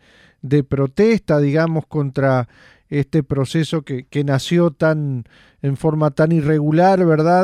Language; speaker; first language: Spanish; native; Spanish